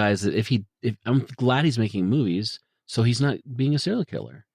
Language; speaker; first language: English; native; English